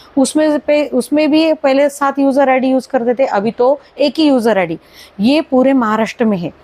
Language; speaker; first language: Hindi; non-native, local second language; Marathi